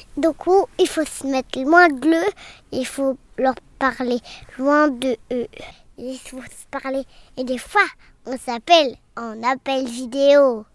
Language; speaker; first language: French; native; French